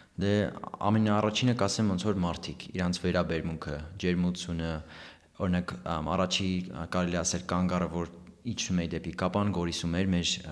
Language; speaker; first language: Armenian; early bilingual, heritage; Armenian